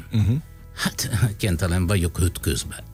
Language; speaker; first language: Hungarian; non-native, learner; Italian